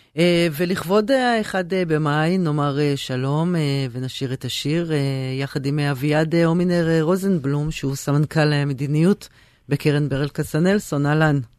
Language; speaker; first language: Hebrew; native; Hebrew